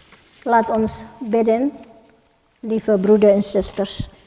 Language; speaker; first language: Dutch; non-native, fluent; Indonesian